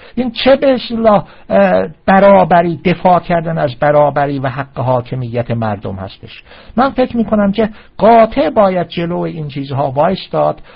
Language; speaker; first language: Persian; non-native, local second language; Azerbaijani